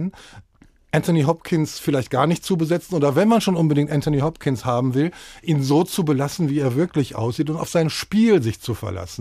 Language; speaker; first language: German; native; German